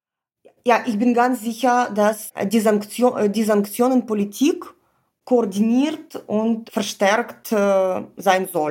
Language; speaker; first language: German; non-native, fluent; Ukrainian